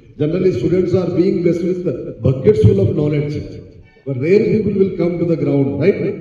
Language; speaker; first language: English; non-native, local second language; Telugu